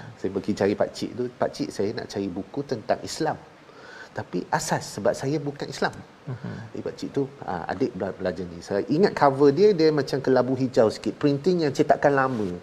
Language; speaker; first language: Malay; non-native, local second language; Chinese